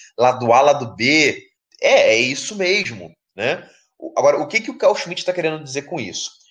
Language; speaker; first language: Portuguese; native; Portuguese